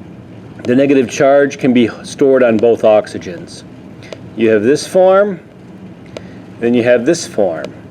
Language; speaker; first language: English; native; English